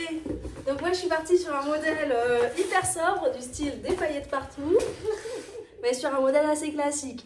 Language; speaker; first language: French; native; French